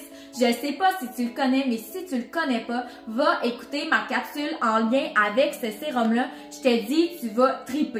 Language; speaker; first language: French; native; French